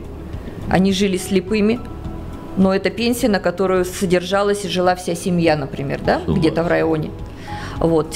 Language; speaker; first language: Russian; native; Russian